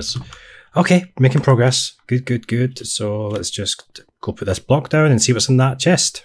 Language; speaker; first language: English; native; English